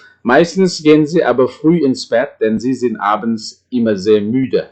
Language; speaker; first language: German; non-native, fluent; Indonesian